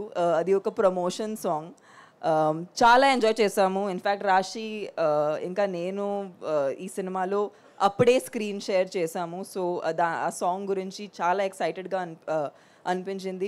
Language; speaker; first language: Telugu; non-native, fluent; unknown